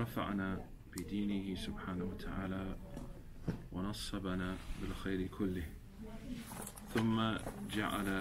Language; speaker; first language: Arabic; non-native, fluent; English